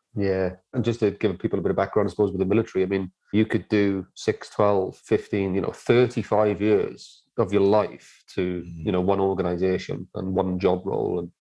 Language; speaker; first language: English; native; English